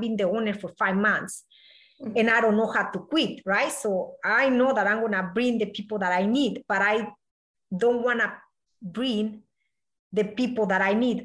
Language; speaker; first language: English; non-native, learner; Spanish